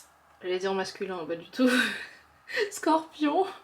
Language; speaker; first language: French; native; French